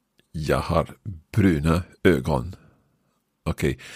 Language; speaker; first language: Swedish; non-native, learner; English